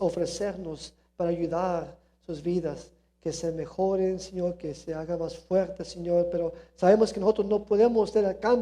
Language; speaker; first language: Spanish; early bilingual, heritage; Spanish